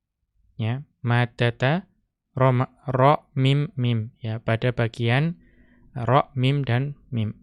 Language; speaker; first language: Indonesian; native; Indonesian